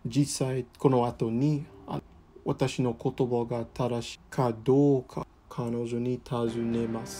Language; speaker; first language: Japanese; non-native, learner; English